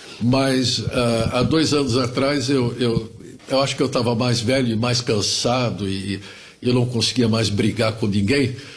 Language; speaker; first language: Portuguese; early bilingual, other home language; German